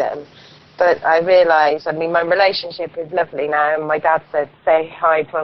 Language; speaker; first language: English; native; English